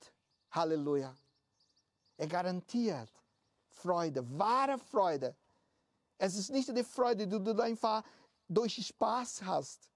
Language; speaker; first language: German; non-native, fluent; Portuguese